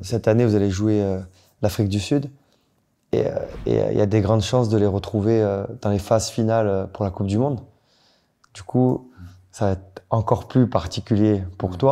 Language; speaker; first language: French; native; French